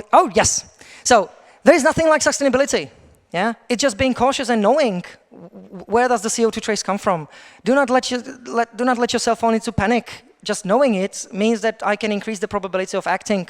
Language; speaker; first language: English; non-native, fluent; Czech